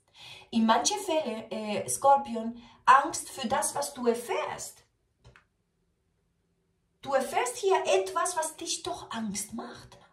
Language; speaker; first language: German; non-native, fluent; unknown